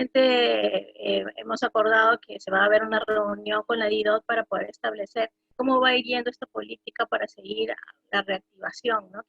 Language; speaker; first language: Spanish; native; Spanish